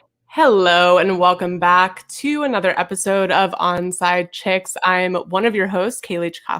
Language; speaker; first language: English; native; English